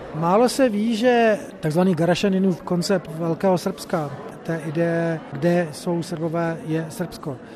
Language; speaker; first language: Czech; native; Czech